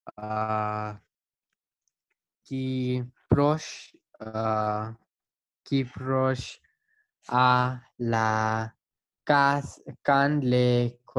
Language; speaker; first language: French; non-native, learner; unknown